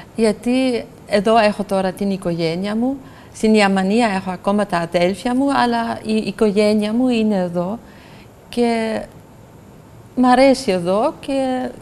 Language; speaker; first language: Greek; non-native, fluent; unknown